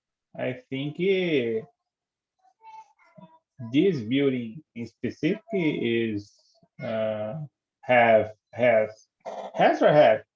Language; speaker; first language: English; non-native, learner; Portuguese